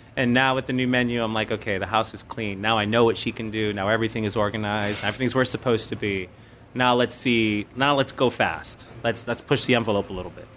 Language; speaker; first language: English; native; English